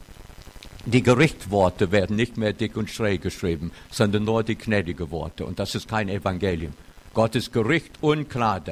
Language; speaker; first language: German; non-native, fluent; English